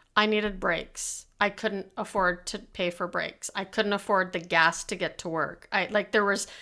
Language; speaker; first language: English; native; English